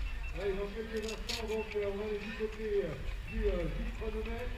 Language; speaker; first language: French; native; French